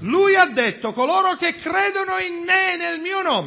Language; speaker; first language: Italian; native; Italian